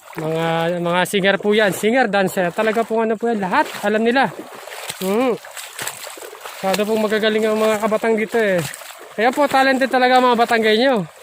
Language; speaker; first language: Filipino; native; Filipino